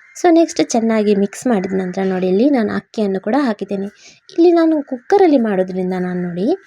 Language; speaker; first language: Kannada; native; Kannada